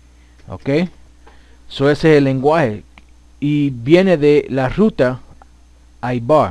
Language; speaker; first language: Spanish; early bilingual, heritage; Spanish